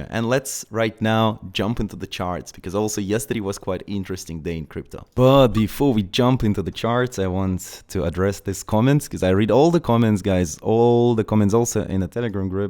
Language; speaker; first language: English; non-native, fluent; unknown